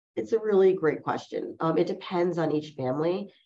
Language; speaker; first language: English; early bilingual, other home language; Chinese